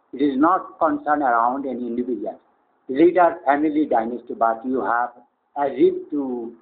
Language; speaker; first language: Hindi; native; Hindi